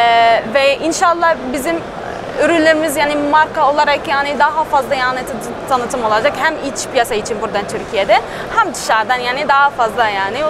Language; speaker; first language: Turkish; non-native, learner; Arabic